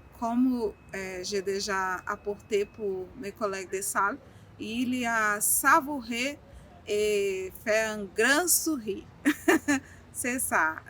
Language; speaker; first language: French; non-native, learner; Portuguese